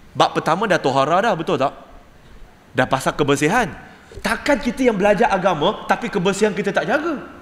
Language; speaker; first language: Malay; non-native, local second language; Cantonese